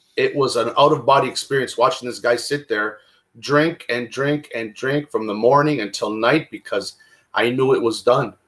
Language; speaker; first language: English; non-native, fluent; Italian